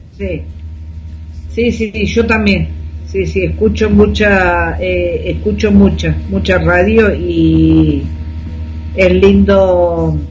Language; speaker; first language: Spanish; native; Spanish